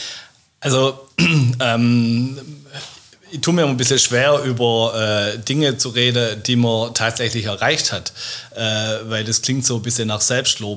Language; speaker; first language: German; native; German